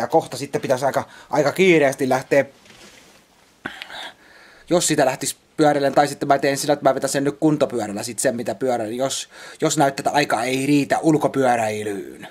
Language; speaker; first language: Finnish; native; Finnish